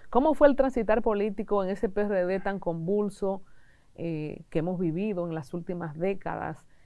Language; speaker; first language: Spanish; native; Spanish